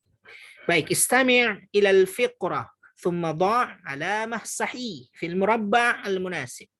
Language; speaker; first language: Arabic; non-native, fluent; Indonesian